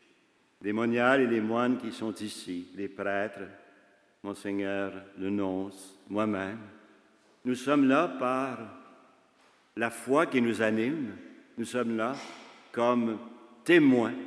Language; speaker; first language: French; native; French